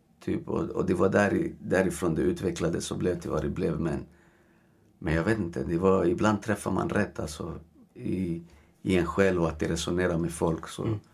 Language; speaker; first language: Swedish; early bilingual, other home language; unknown